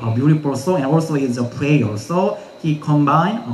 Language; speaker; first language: English; non-native, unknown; Korean